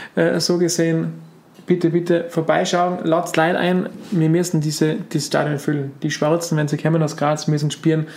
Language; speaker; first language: German; native; German